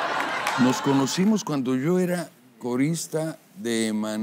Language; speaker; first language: Spanish; native; Spanish